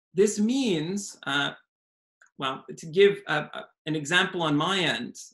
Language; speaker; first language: English; native; English